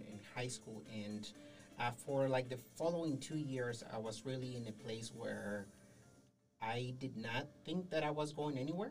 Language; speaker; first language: English; non-native, fluent; Spanish